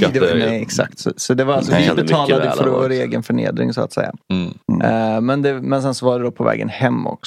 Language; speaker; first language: Swedish; native; Swedish